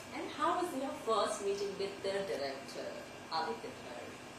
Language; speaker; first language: English; non-native, local second language; Hindi